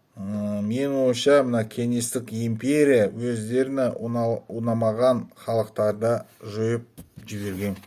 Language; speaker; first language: Kazakh; non-native, local second language; Russian